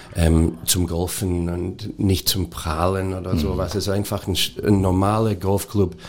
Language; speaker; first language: German; non-native, fluent; English